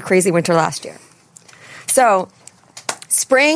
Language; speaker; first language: English; native; English